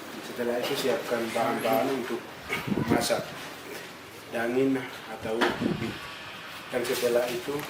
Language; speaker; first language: Indonesian; non-native, local second language; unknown